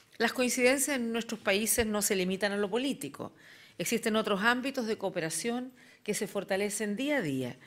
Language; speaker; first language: Spanish; native; Spanish